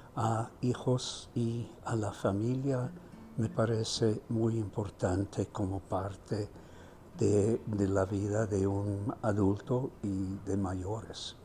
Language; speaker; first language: Spanish; non-native, fluent; German